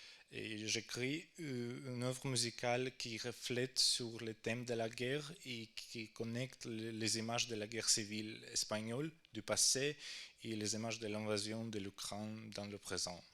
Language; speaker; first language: French; non-native, fluent; Ukrainian